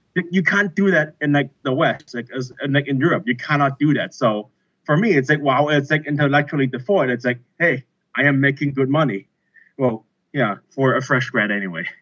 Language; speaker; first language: English; non-native, local second language; Cantonese